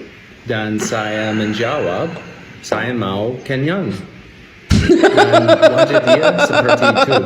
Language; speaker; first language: Indonesian; non-native, learner; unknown